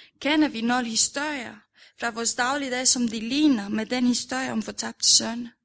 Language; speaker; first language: Danish; non-native, fluent; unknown